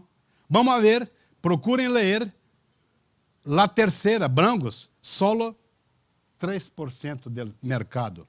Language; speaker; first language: Spanish; non-native, learner; Portuguese